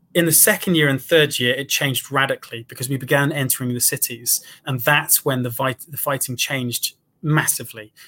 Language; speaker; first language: English; native; English